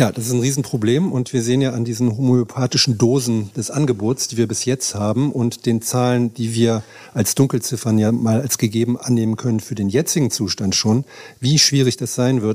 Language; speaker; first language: German; native; German